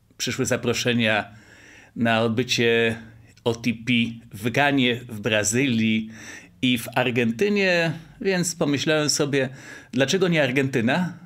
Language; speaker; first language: Polish; native; Polish